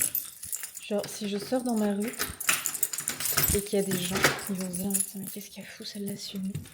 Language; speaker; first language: French; native; French